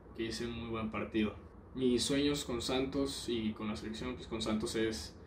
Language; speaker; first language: Spanish; native; Spanish